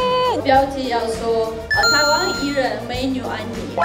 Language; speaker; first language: Chinese; non-native, fluent; Russian